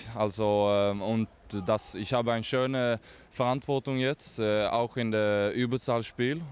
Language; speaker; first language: German; non-native, fluent; Swedish